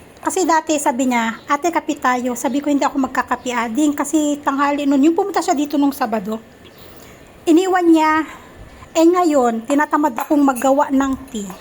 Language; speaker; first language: Filipino; native; Filipino